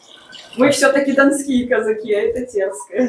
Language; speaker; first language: Russian; native; Russian